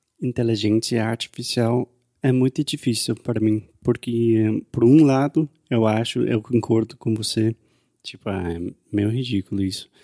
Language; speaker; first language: Portuguese; non-native, fluent; English